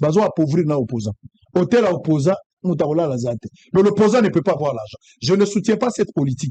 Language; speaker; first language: French; non-native, local second language; Lingala